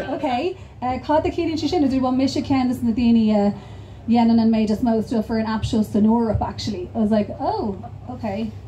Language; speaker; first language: Irish; non-native, local second language; English